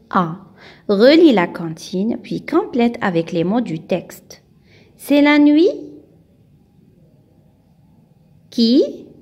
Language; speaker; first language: French; non-native, local second language; Arabic